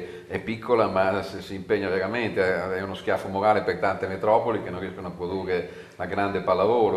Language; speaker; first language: Italian; native; Italian